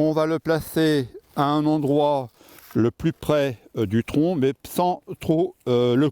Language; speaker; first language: French; native; French